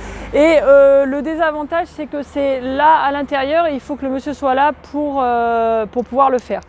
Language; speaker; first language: French; native; French